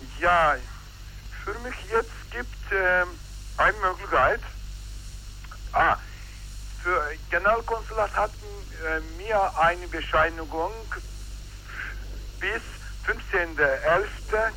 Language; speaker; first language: German; non-native, learner; Turkish